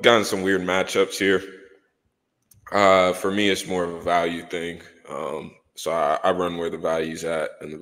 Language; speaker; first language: English; native; English